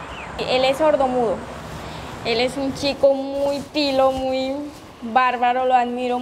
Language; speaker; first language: Spanish; native; Spanish